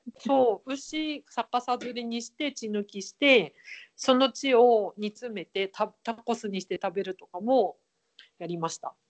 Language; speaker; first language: Japanese; native; Japanese